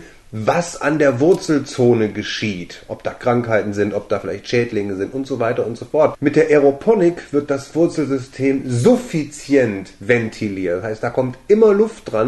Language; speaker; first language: German; native; German